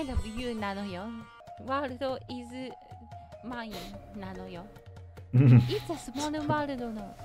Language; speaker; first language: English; non-native, learner; Japanese